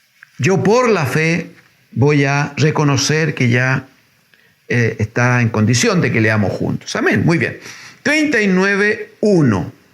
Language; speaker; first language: Spanish; native; Spanish